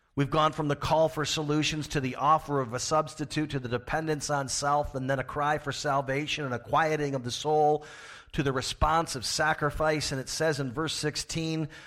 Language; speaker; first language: English; native; English